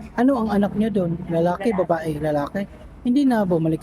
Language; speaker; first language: Filipino; non-native, local second language; Cebuano